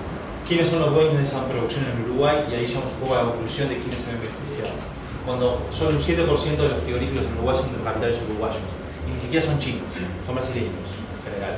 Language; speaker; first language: Spanish; native; Spanish